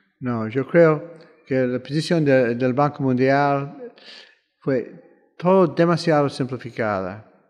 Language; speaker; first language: Spanish; non-native, fluent; English